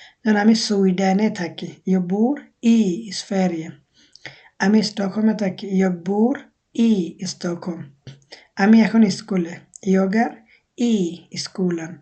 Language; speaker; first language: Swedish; non-native, learner; Bangla